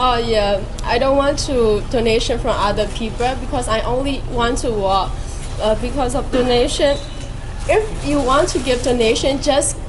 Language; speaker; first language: English; non-native, fluent; Burmese